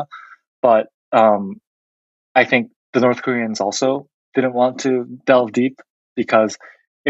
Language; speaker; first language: English; non-native, fluent; Korean